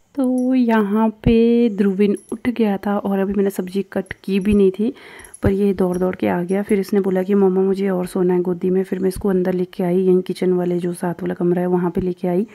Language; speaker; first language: Hindi; non-native, local second language; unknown